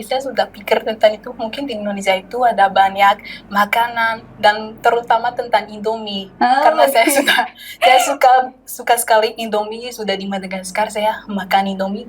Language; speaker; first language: Indonesian; non-native, learner; Malagasy